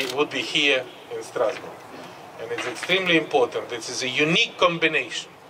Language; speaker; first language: English; non-native, learner; Ukrainian